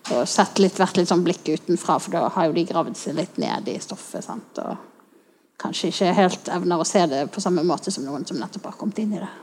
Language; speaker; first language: Norwegian; native; Norwegian